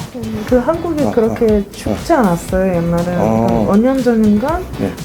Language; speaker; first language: Korean; non-native, fluent; Russian